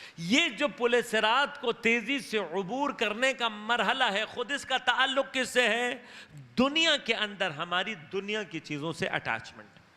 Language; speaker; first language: Urdu; native; Urdu